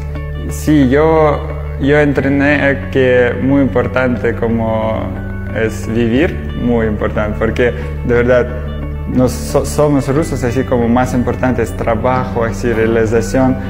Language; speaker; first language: Spanish; non-native, learner; Russian